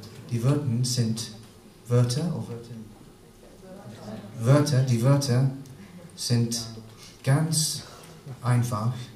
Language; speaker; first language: German; non-native, learner; English